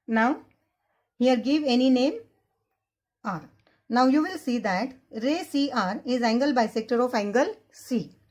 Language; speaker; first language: English; non-native, local second language; Marathi